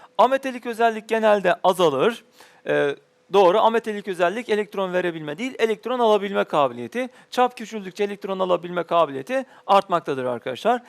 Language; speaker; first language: Turkish; native; Turkish